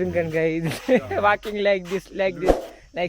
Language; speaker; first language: English; non-native, learner; Malayalam